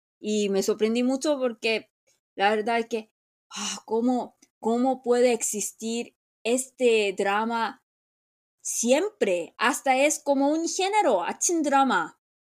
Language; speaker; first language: Spanish; non-native, fluent; Korean